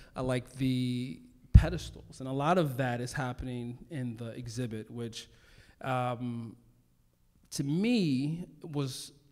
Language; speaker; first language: English; native; English